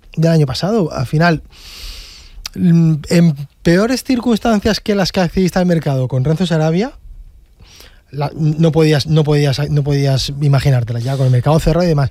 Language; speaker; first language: Spanish; native; Spanish